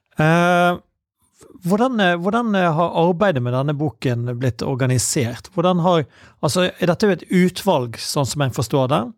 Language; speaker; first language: Norwegian; native; Norwegian